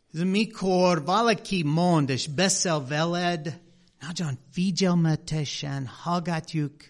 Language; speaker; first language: Hungarian; non-native, fluent; English